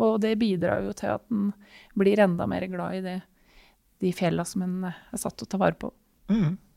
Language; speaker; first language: Norwegian; native; Norwegian